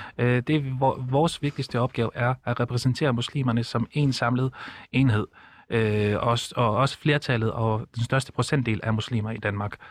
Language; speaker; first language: Danish; early bilingual, other home language; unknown